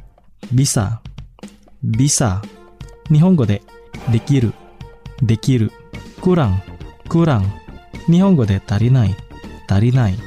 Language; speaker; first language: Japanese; non-native, fluent; Indonesian